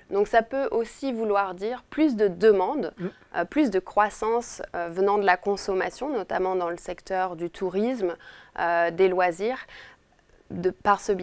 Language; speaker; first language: French; native; French